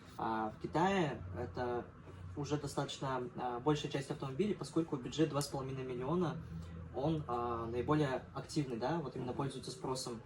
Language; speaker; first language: Russian; native; Russian